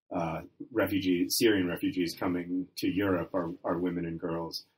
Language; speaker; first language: English; native; English